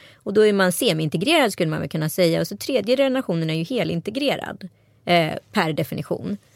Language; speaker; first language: Swedish; native; Swedish